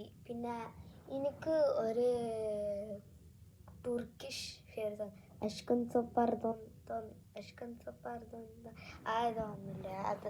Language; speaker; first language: Malayalam; early bilingual, heritage; Malayalam